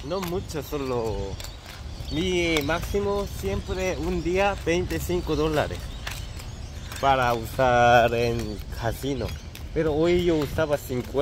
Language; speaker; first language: Spanish; non-native, learner; Korean